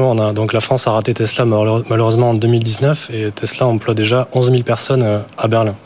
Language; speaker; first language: French; native; French